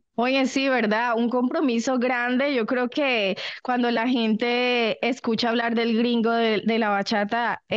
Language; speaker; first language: Spanish; native; Spanish